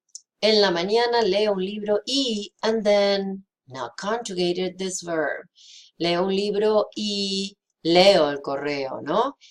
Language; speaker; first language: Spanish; non-native, fluent; English